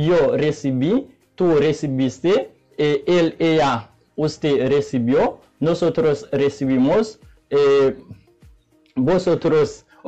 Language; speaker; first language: Spanish; non-native, learner; Haitian Creole